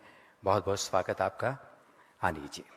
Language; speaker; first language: Hindi; native; Hindi